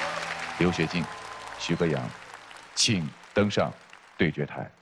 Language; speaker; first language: Chinese; native; Chinese